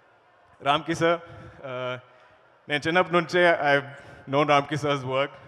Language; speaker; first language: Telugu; non-native, learner; Malayalam